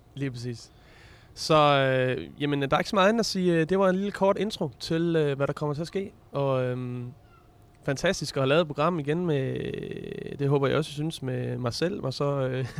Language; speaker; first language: Danish; native; Danish